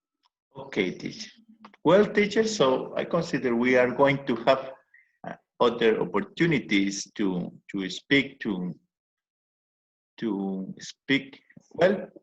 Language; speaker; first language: English; non-native, learner; Spanish